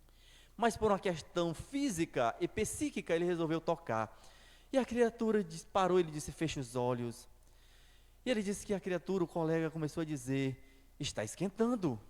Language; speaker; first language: Portuguese; native; Portuguese